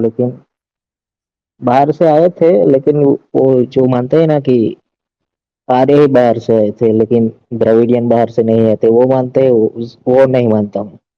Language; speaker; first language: Hindi; native; Hindi